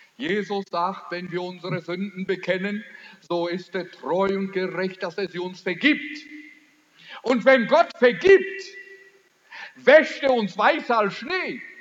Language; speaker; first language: German; early bilingual, heritage; German